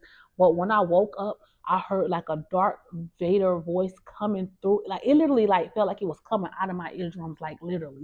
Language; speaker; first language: English; native; English